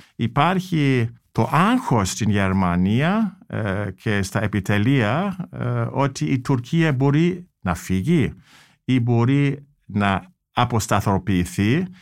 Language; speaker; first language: Greek; non-native, fluent; German